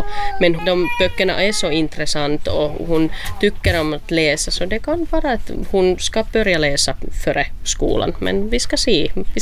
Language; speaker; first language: Swedish; non-native, local second language; Finnish